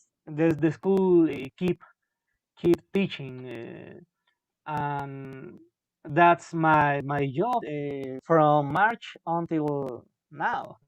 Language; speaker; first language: English; non-native, local second language; Spanish